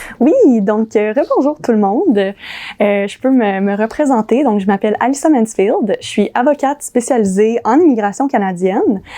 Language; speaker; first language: French; early bilingual, other home language; English